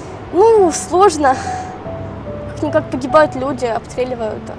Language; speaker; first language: Russian; native; Russian